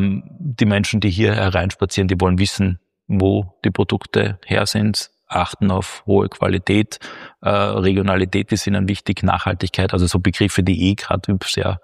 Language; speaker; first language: German; native; German